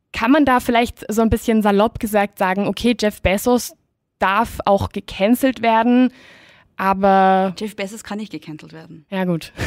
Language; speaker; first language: German; non-native, fluent; Spanish